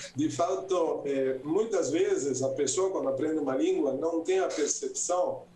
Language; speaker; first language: Portuguese; non-native, fluent; Italian